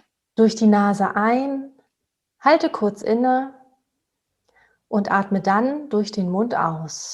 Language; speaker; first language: German; native; German